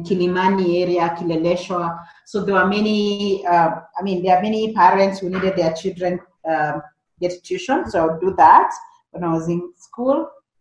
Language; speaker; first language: English; non-native, local second language; Kikuyu